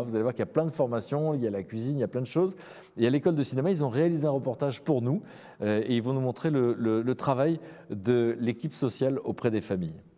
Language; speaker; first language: French; native; French